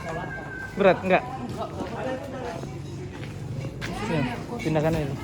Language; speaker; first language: Indonesian; native; Indonesian